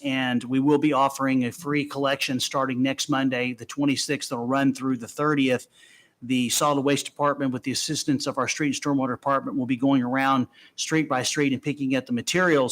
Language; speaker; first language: English; native; English